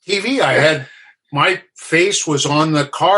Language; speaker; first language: English; native; English